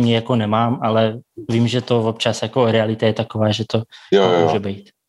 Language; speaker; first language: Czech; non-native, fluent; Russian